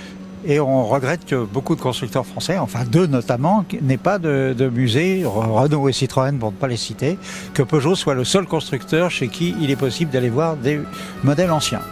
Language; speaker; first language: French; native; French